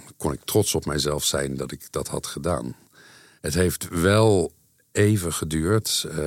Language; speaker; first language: Dutch; native; Dutch